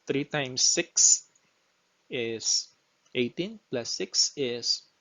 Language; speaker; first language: English; non-native, local second language; Filipino